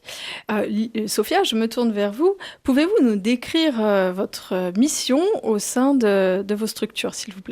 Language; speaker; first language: French; native; French